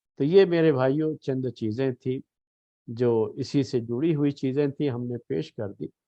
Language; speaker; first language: Urdu; native; Urdu